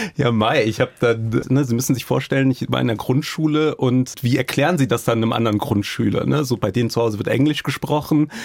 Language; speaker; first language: German; early bilingual, other home language; English